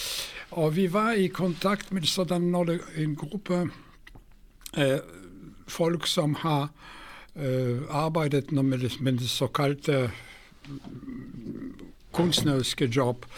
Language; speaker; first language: Swedish; non-native, fluent; Polish